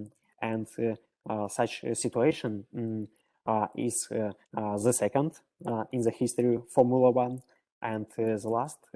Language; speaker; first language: English; non-native, learner; Russian